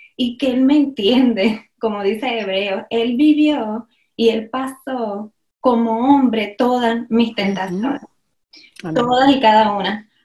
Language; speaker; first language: Spanish; native; Spanish